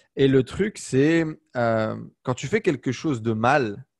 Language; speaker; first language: French; native; French